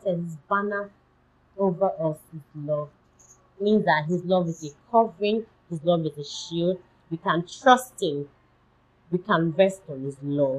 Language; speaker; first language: English; non-native, local second language; Yoruba